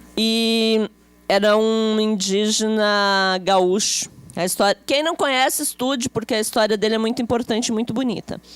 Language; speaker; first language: Portuguese; native; Portuguese